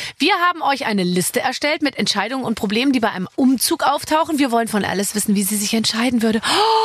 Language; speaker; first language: German; native; German